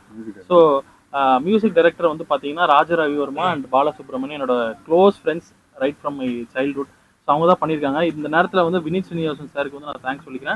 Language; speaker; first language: Tamil; native; Tamil